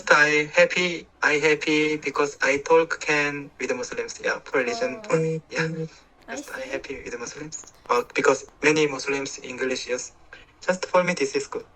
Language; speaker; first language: English; non-native, learner; Korean